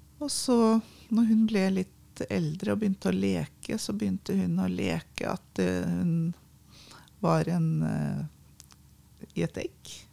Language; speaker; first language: Norwegian; native; Norwegian